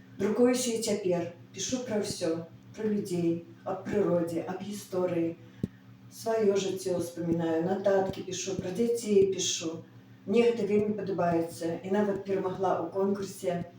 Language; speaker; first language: Belarusian; non-native, local second language; Russian